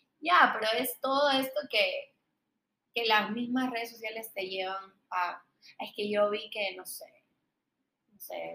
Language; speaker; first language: Spanish; native; Spanish